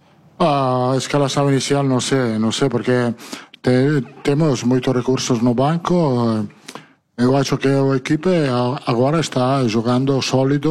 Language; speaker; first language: Portuguese; non-native, learner; Italian